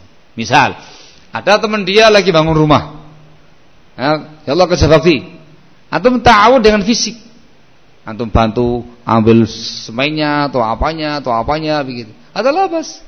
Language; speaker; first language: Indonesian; non-native, local second language; Javanese